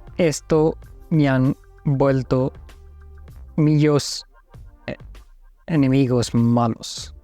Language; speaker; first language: Spanish; non-native, learner; Hindi